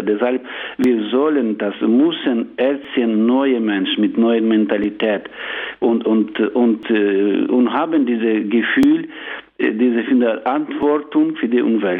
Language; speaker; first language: German; non-native, learner; Ukrainian